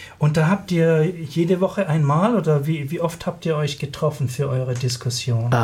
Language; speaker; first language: German; native; German